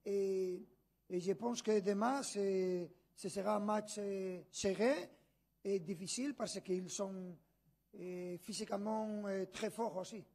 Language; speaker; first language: French; non-native, fluent; Spanish